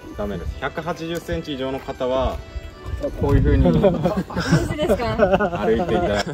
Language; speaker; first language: Japanese; native; Japanese